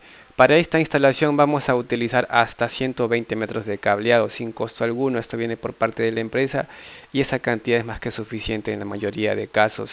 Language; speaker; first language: Spanish; native; Spanish